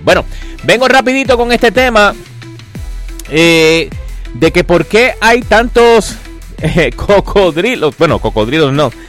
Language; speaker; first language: Spanish; native; Spanish